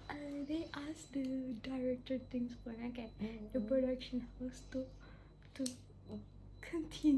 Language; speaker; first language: English; non-native, local second language; Indonesian